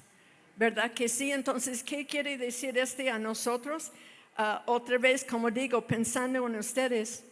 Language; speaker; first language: Spanish; non-native, fluent; English